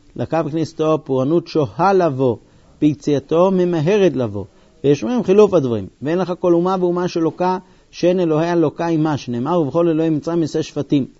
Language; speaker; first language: Hebrew; non-native, fluent; English